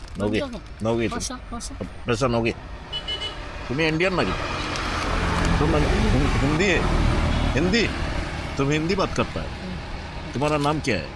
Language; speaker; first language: Hindi; non-native, learner; Bangla